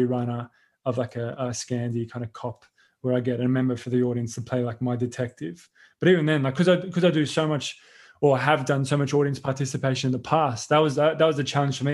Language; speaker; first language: English; native; English